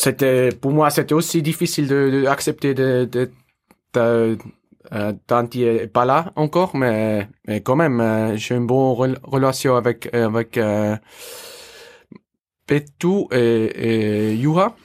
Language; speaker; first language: French; non-native, local second language; German